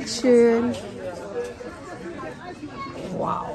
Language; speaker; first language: German; non-native, fluent; Indonesian